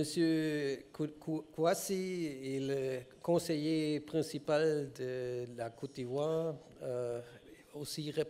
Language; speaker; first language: French; non-native, learner; German